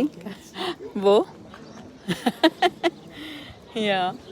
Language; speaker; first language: German; non-native, learner; Cebuano